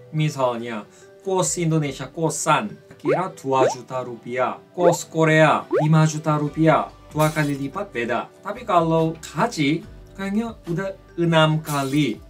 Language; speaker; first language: Indonesian; non-native, fluent; Korean